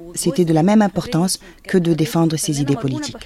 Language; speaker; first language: French; non-native, fluent; Arabic